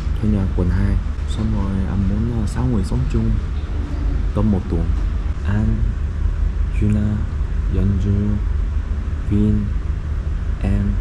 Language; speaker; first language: Vietnamese; non-native, learner; Korean